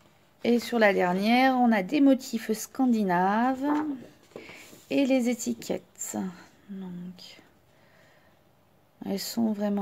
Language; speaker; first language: French; native; French